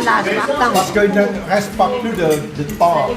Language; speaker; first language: French; non-native, fluent; Vietnamese